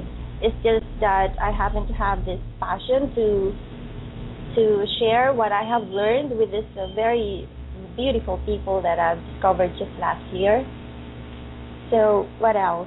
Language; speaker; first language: English; non-native, local second language; Filipino